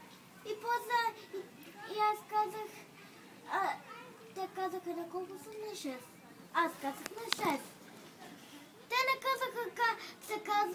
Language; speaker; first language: Bulgarian; early bilingual, heritage; Bulgarian